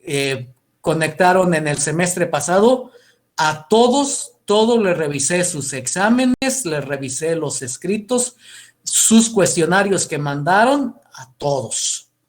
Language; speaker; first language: Spanish; native; Spanish